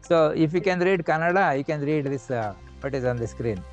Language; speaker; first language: English; non-native, local second language; Kannada